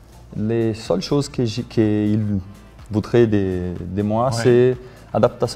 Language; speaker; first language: French; non-native, learner; Portuguese